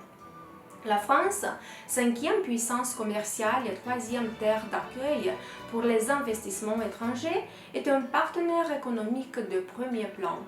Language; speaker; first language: French; non-native, fluent; Romanian